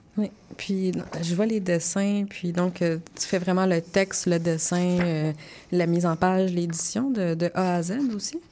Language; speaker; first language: French; native; French